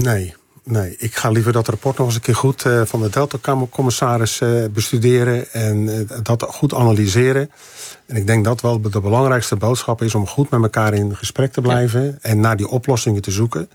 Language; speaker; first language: Dutch; native; Dutch